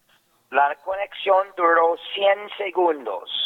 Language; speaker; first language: Spanish; non-native, fluent; English